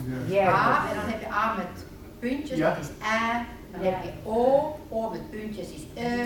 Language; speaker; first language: Dutch; non-native, fluent; Finnish